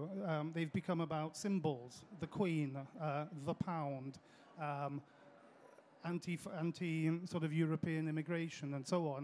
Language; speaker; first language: English; early bilingual, other home language; French